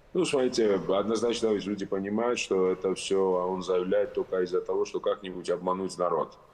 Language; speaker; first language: Russian; non-native, local second language; Georgian